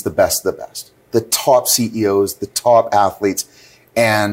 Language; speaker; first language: English; native; English